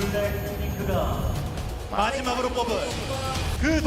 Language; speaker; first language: Korean; native; Korean